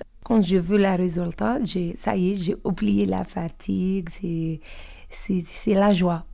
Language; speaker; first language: French; non-native, learner; Arabic